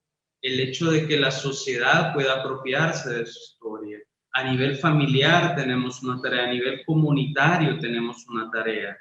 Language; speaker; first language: Spanish; native; Spanish